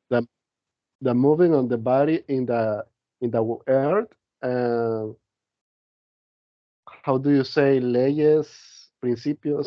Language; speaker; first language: English; non-native, learner; Spanish